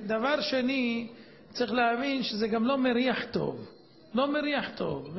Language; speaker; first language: Hebrew; native; Hebrew